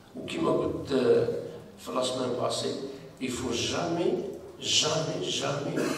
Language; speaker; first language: French; non-native, local second language; Arabic